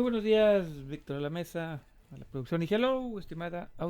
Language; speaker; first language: Spanish; native; Spanish